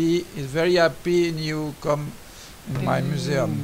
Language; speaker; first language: English; non-native, learner; French